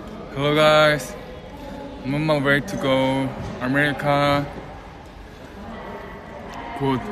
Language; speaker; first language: English; non-native, learner; Korean